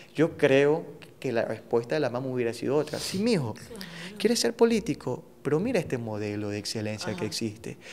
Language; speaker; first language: Spanish; native; Spanish